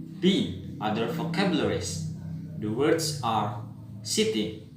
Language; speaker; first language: English; non-native, learner; Indonesian